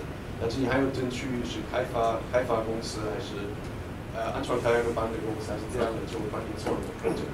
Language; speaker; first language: Chinese; non-native, fluent; German